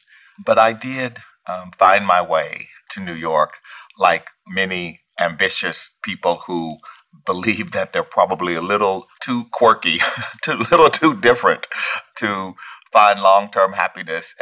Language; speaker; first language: English; native; English